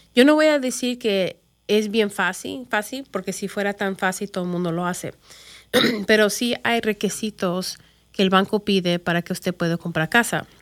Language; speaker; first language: Spanish; early bilingual, other home language; English